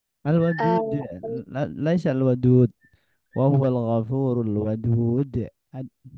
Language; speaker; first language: Arabic; non-native, fluent; Indonesian